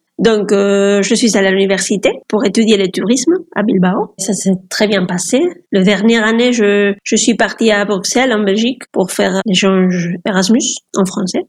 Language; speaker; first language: French; non-native, fluent; Spanish